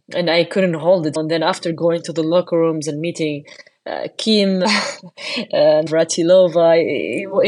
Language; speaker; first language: English; non-native, fluent; Arabic